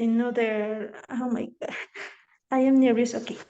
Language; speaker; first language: English; non-native, learner; Spanish